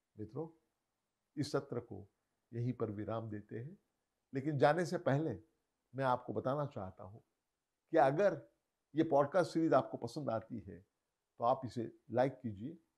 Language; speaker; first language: Hindi; non-native, local second language; Marathi